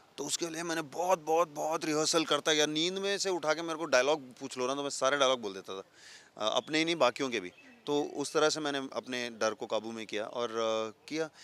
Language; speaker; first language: Hindi; non-native, local second language; Telugu